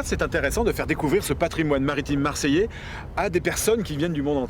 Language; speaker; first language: French; native; French